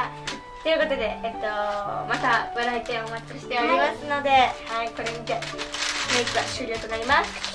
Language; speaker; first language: Japanese; native; Japanese